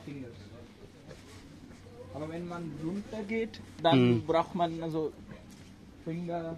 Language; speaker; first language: German; non-native, fluent; Hindi